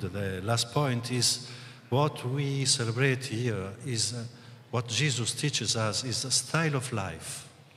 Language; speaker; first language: English; non-native, fluent; Italian